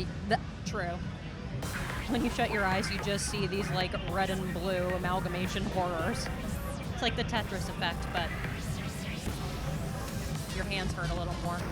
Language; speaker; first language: English; native; English